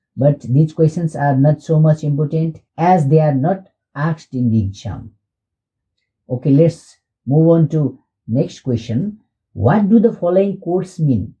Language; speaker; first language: English; non-native, local second language; Nepali